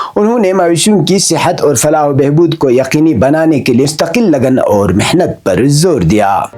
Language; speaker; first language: Urdu; non-native, local second language; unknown